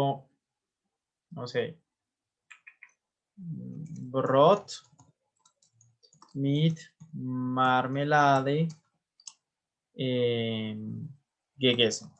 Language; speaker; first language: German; non-native, learner; Spanish